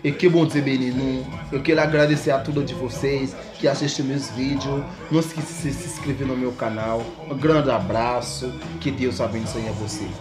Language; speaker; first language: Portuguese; non-native, learner; Haitian Creole